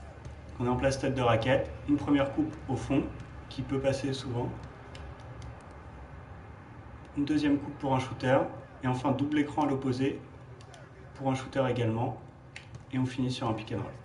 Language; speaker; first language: French; native; French